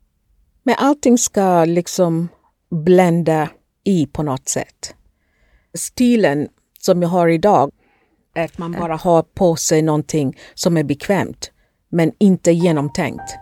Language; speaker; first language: Swedish; non-native, fluent; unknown